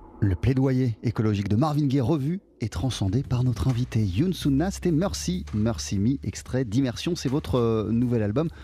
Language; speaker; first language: French; native; French